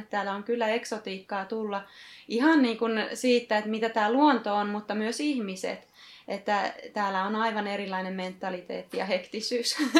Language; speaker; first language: Finnish; early bilingual, other home language; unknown